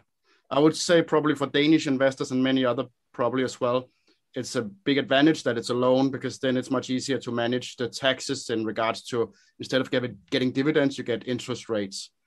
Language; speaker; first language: English; non-native, fluent; Danish